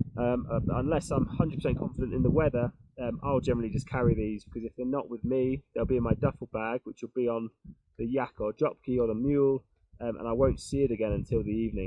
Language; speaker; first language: English; native; English